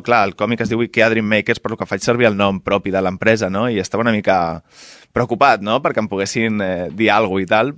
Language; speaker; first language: Catalan; non-native, local second language; Spanish